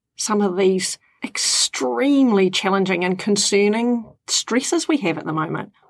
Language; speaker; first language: English; native; English